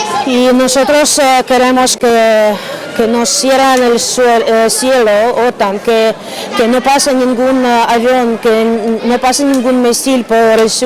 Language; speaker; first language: Spanish; non-native, fluent; Ukrainian